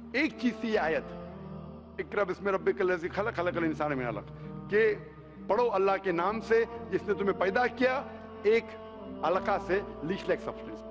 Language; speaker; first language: Hindi; non-native, local second language; Konkani